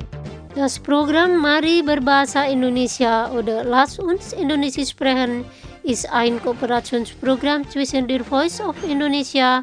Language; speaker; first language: German; non-native, fluent; Indonesian